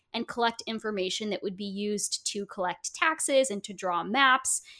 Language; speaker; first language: English; native; English